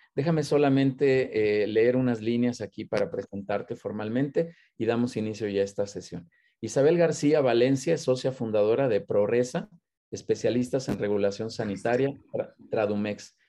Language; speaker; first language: Spanish; native; Spanish